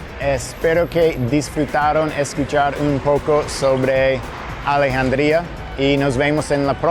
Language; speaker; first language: Spanish; non-native, fluent; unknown